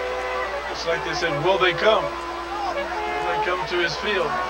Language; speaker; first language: English; native; English